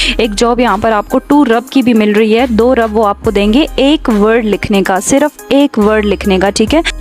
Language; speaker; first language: Urdu; non-native, local second language; Punjabi